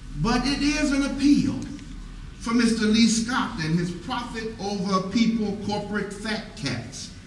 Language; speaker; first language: English; native; English